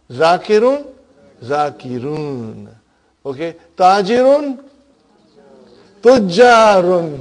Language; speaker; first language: Arabic; non-native, fluent; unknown